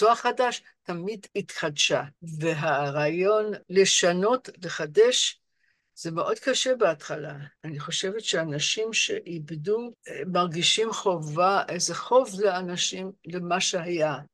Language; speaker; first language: Hebrew; non-native, fluent; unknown